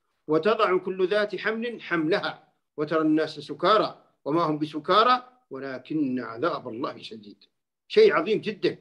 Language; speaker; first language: Arabic; native; Arabic